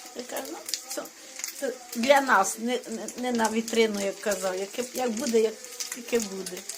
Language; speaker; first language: Ukrainian; native; Ukrainian